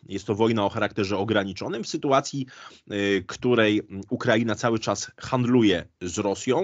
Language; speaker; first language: Polish; native; Polish